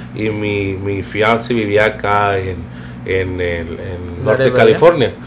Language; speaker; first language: Spanish; early bilingual, heritage; Spanish